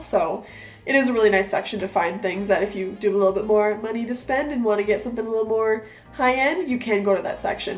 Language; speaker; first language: English; native; English